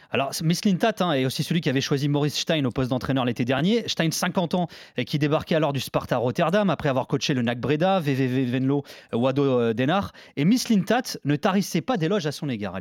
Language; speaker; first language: French; native; French